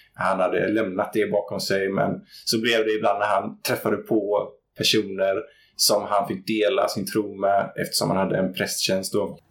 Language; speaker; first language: Swedish; native; Swedish